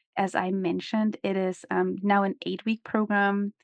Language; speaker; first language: English; non-native, fluent; German